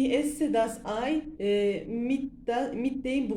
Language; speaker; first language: German; non-native, learner; Turkish